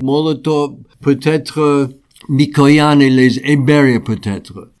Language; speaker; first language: French; non-native, fluent; English